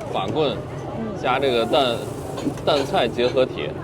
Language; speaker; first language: Chinese; native; Chinese